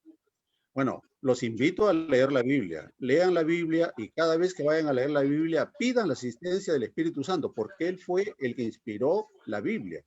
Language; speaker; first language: Spanish; native; Spanish